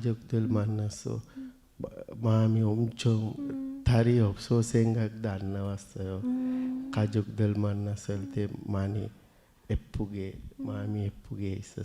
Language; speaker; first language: Korean; non-native, learner; Sinhala